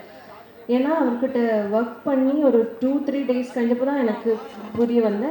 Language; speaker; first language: Tamil; non-native, learner; Malayalam